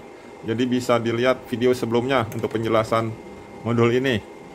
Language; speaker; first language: Indonesian; native; Indonesian